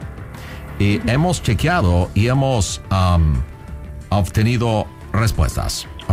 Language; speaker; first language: Spanish; non-native, local second language; English